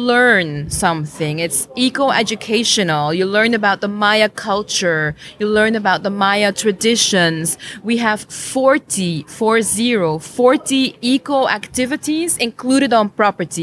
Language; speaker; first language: English; non-native, fluent; Dutch